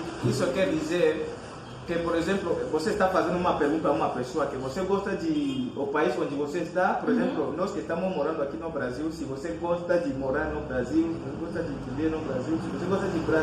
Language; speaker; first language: Portuguese; non-native, fluent; Fang